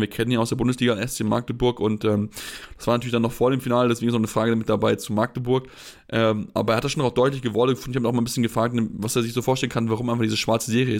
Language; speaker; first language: German; native; German